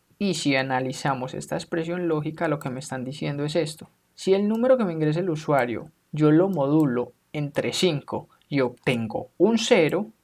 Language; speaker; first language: Spanish; native; Spanish